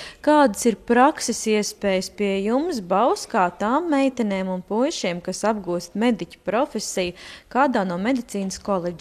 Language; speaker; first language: Latvian; native; Latvian